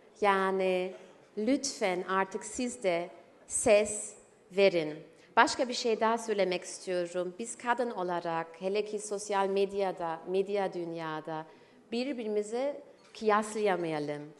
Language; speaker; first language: Turkish; early bilingual, heritage; German